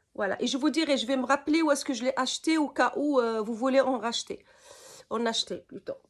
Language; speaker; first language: French; non-native, local second language; Arabic